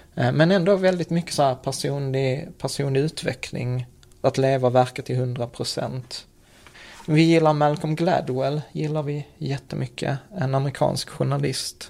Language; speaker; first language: Swedish; early bilingual, other home language; Czech